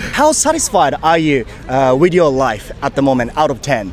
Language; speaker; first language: English; non-native, fluent; Japanese